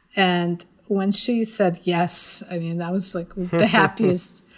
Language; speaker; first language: English; non-native, fluent; Russian